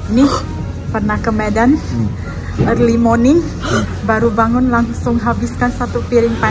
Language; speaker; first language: Indonesian; non-native, learner; Korean